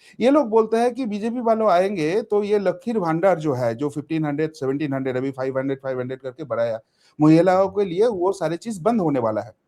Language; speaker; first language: Hindi; non-native, local second language; Bangla